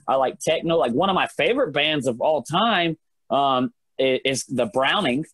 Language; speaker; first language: English; native; English